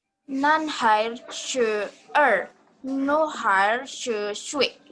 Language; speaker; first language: Chinese; non-native, learner; Indonesian